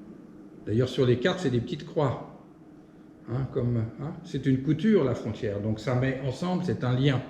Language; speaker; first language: French; native; French